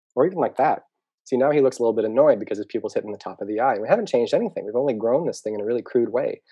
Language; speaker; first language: English; native; English